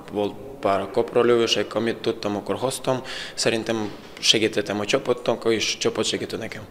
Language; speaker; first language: Hungarian; non-native, learner; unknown